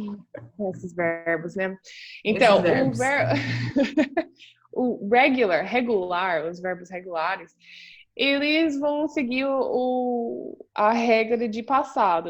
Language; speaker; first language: Portuguese; non-native, fluent; English